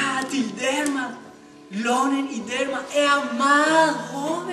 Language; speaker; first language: Danish; non-native, learner; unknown